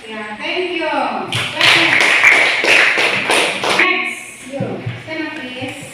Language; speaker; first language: English; non-native, learner; Indonesian